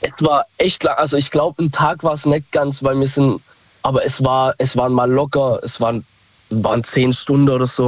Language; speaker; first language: German; native; German